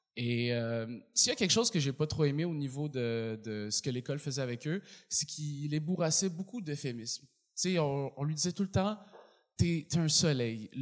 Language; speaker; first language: French; early bilingual, other home language; Arabic